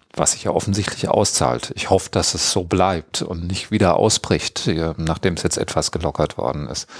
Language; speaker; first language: German; native; German